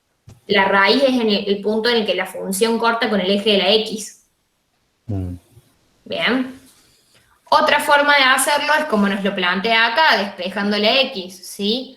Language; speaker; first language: Spanish; native; Spanish